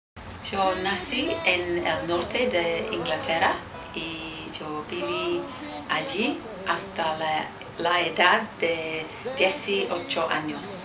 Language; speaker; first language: Spanish; non-native, learner; English